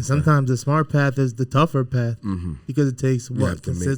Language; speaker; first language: English; native; English